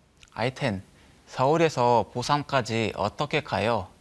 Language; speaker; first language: Korean; non-native, learner; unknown